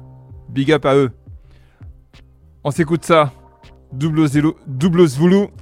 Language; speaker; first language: French; native; French